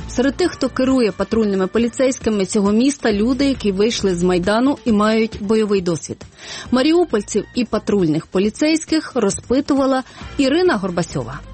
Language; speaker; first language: Ukrainian; native; Ukrainian